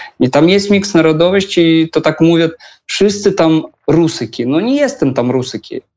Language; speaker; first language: Polish; non-native, learner; Russian